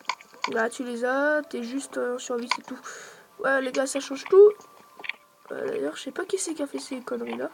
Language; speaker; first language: French; native; French